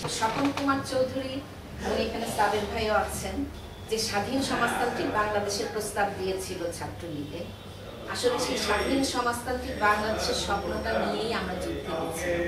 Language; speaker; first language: Bangla; native; Bangla